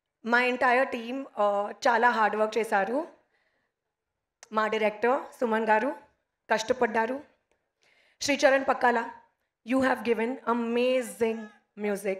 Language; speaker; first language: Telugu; non-native, local second language; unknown